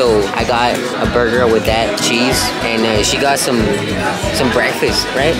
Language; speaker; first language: English; early bilingual, other home language; Spanish